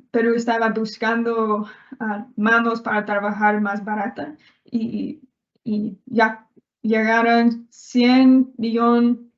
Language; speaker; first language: Spanish; non-native, learner; English